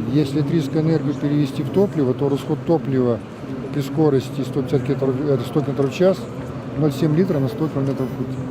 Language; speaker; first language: Russian; native; Russian